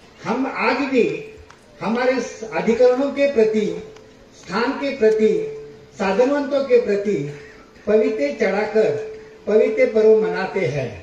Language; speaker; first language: Hindi; non-native, local second language; Marathi